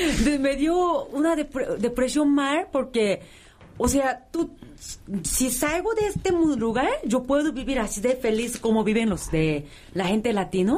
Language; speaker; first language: Spanish; non-native, fluent; Korean